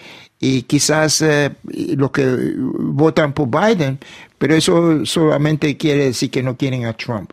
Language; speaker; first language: Spanish; early bilingual, heritage; Spanish